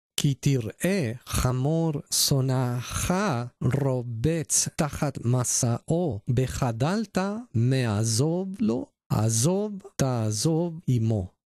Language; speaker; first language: Hebrew; non-native, learner; Spanish